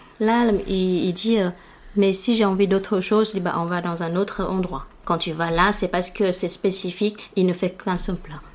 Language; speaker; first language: French; non-native, fluent; Vietnamese